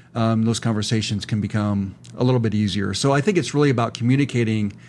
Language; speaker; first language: English; native; English